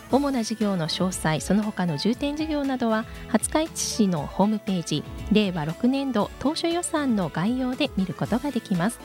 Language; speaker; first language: Japanese; native; Japanese